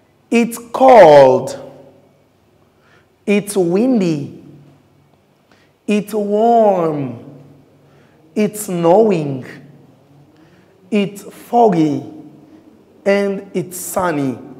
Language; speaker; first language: English; non-native, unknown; Lingala